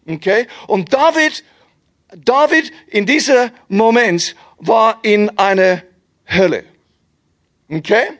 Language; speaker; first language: German; non-native, fluent; English